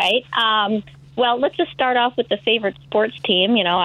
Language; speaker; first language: English; native; English